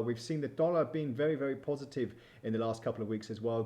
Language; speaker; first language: English; native; English